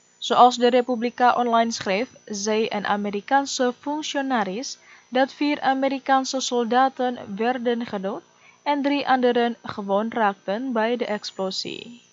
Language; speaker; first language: Dutch; non-native, fluent; Indonesian